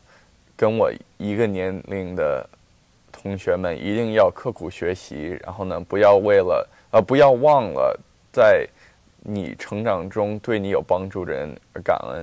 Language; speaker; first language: Chinese; early bilingual, heritage; Chinese